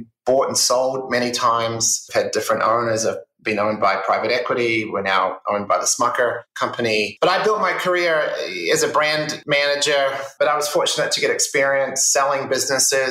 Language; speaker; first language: English; native; English